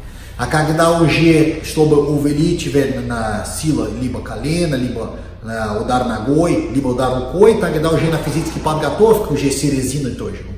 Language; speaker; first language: Russian; non-native, learner; Portuguese